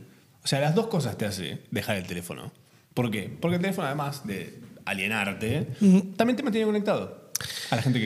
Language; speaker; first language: Spanish; native; Spanish